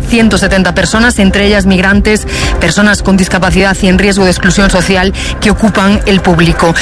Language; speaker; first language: Spanish; native; Spanish